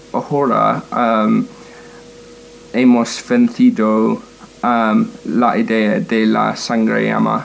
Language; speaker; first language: Spanish; non-native, learner; English